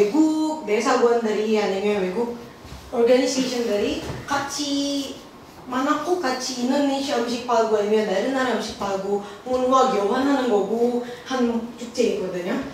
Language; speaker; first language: Korean; non-native, fluent; Indonesian